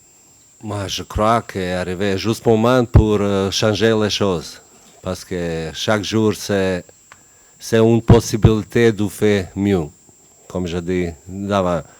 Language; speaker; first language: French; non-native, learner; Bosnian